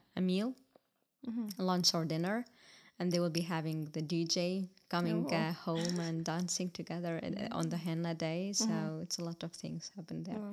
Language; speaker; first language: English; non-native, fluent; Arabic